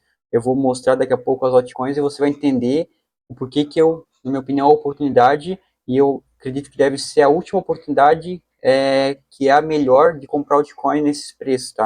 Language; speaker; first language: Portuguese; native; Portuguese